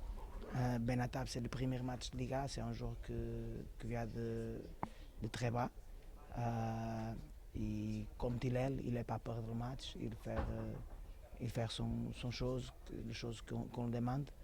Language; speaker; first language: French; non-native, learner; Portuguese